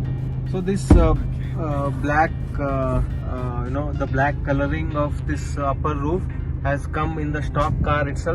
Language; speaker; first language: English; non-native, local second language; Kannada